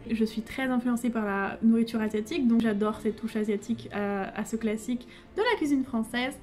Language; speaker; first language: French; native; French